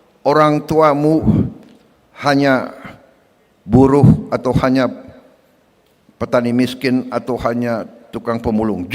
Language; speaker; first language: Indonesian; native; Indonesian